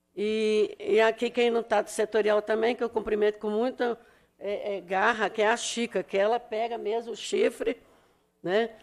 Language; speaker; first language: Portuguese; native; Portuguese